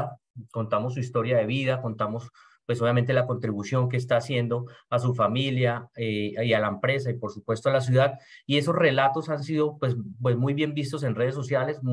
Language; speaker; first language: Spanish; native; Spanish